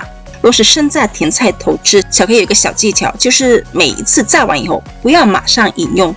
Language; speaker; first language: Chinese; native; Chinese